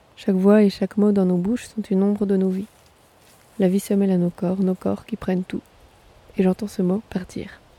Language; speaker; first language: French; non-native, fluent; Chinese